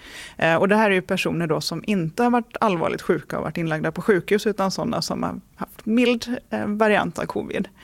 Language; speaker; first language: Swedish; native; Swedish